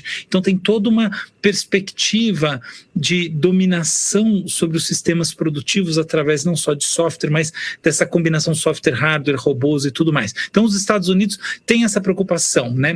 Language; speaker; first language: Portuguese; native; Portuguese